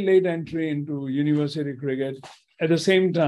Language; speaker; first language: English; non-native, local second language; Gujarati